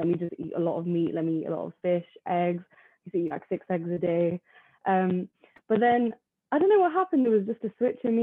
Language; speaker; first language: English; native; English